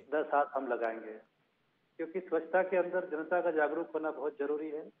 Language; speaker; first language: Hindi; native; Hindi